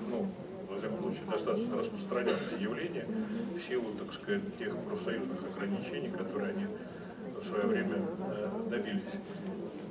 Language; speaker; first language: Russian; native; Russian